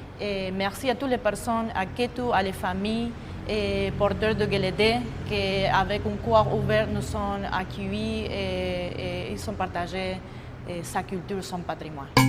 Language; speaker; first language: French; non-native, fluent; Spanish